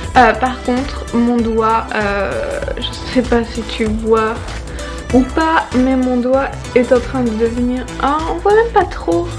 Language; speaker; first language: French; native; French